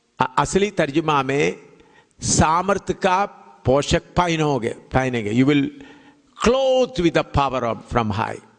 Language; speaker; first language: Hindi; non-native, local second language; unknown